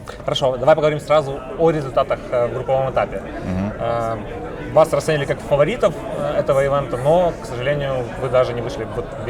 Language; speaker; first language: Russian; native; Russian